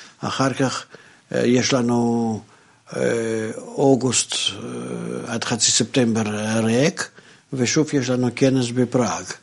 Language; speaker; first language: Hebrew; non-native, fluent; Russian